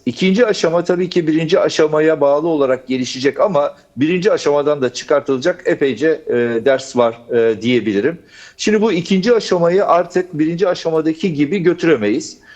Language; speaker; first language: Turkish; native; Turkish